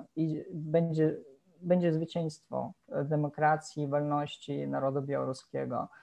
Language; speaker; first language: Polish; non-native, fluent; Russian